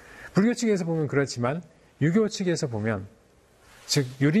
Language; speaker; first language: Korean; native; Korean